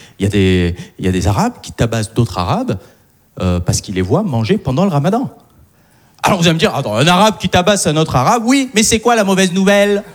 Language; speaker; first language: French; non-native, local second language; Arabic